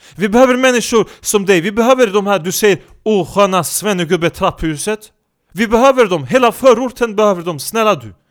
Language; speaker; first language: Swedish; early bilingual, other home language; Turkish